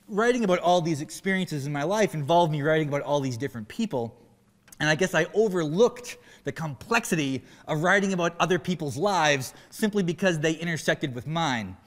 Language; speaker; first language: English; native; English